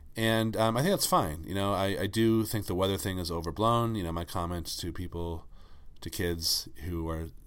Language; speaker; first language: English; native; English